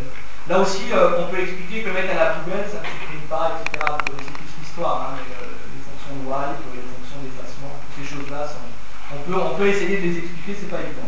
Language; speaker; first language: French; native; French